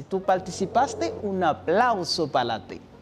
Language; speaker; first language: Spanish; non-native, fluent; French